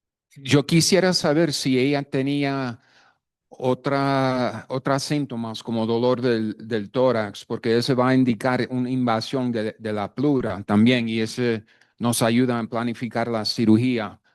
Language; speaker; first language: Spanish; non-native, fluent; English